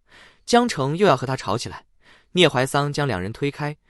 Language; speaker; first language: Chinese; native; Chinese